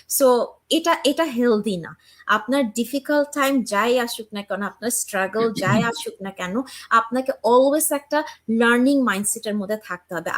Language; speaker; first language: Bangla; early bilingual, heritage; Bangla